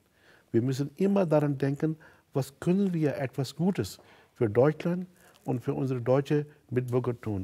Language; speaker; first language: German; non-native, fluent; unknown